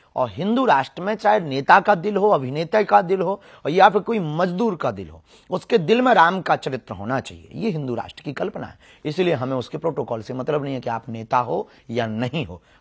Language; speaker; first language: Hindi; native; Hindi